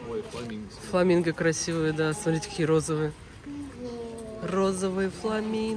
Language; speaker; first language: Russian; native; Russian